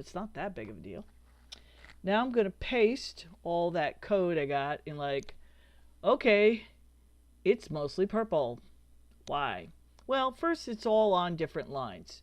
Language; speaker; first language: English; native; English